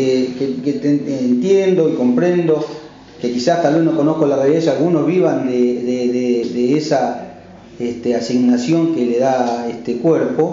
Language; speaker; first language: Spanish; native; Spanish